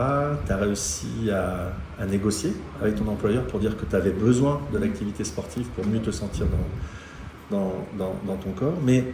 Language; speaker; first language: French; native; French